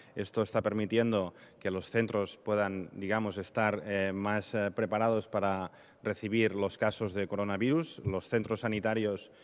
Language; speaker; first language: Spanish; non-native, local second language; Catalan